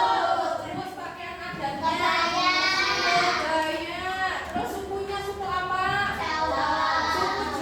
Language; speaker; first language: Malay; non-native, local second language; Javanese